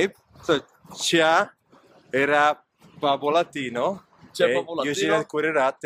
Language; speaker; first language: Lithuanian; non-native, learner; Italian